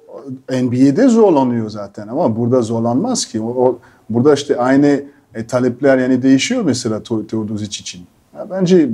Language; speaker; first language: Turkish; non-native, fluent; French